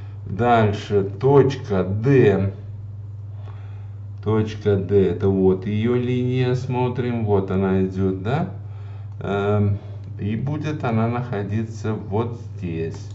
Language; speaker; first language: Russian; native; Russian